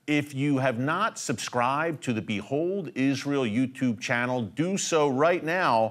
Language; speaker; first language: English; native; English